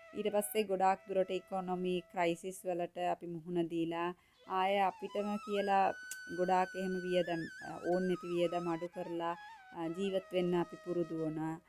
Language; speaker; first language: Sinhala; non-native, local second language; Tamil